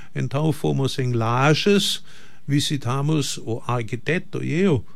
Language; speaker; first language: Portuguese; non-native, fluent; German